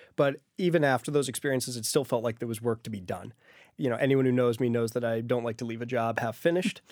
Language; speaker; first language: English; native; English